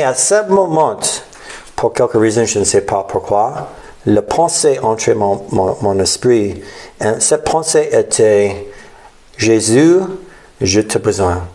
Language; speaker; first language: French; non-native, learner; English